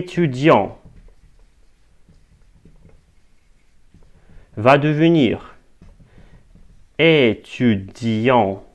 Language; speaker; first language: French; non-native, fluent; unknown